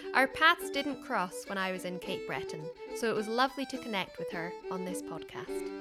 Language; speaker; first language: English; native; English